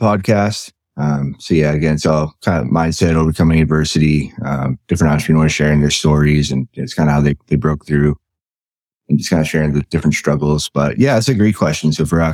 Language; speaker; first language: English; native; English